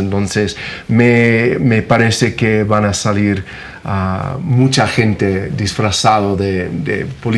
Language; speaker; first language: Spanish; non-native, fluent; English